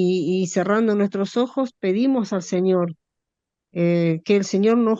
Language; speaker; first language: Spanish; native; Spanish